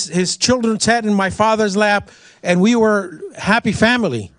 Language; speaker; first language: English; non-native, fluent; Arabic